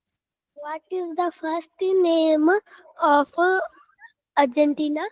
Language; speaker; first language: English; non-native, learner; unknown